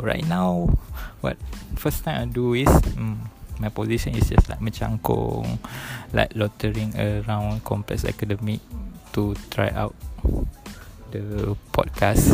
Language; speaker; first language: English; non-native, local second language; Malay